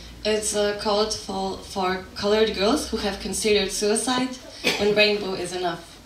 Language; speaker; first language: English; non-native, fluent; Slovenian